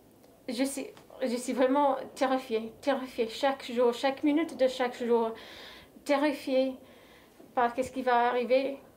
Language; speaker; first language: French; non-native, fluent; English